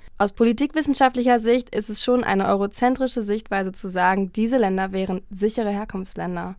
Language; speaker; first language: German; native; German